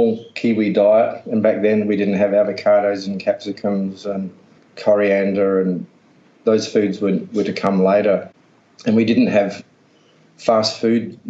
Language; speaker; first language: English; native; English